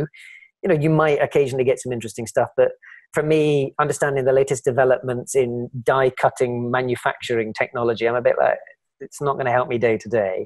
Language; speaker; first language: English; native; English